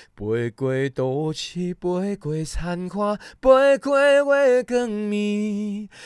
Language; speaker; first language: Chinese; non-native, local second language; Hakka Chinese